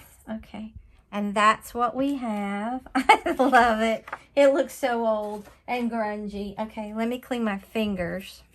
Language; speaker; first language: English; native; English